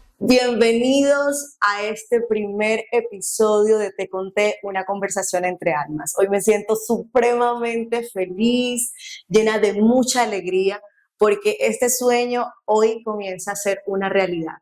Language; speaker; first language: Spanish; native; Spanish